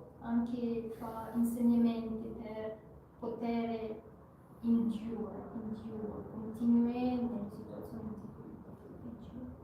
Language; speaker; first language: Italian; non-native, learner; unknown